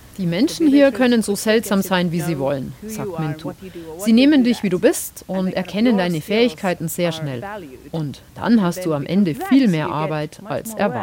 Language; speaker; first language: German; native; German